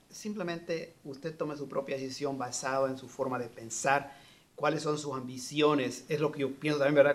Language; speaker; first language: Spanish; native; Spanish